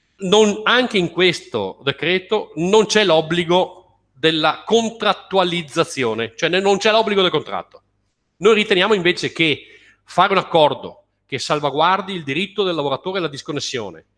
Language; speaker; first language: Italian; native; Italian